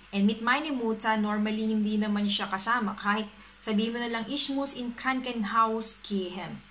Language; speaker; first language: German; non-native, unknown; Filipino